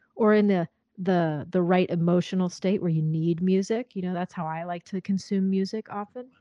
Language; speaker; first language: English; native; English